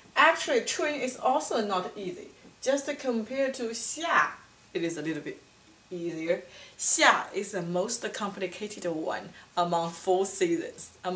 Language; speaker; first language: English; non-native, fluent; Chinese